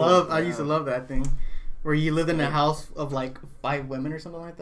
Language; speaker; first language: English; native; English